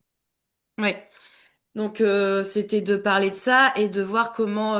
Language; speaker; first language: French; native; French